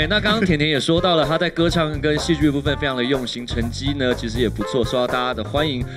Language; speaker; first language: Chinese; native; Chinese